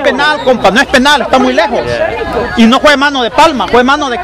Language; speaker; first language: Spanish; native; Spanish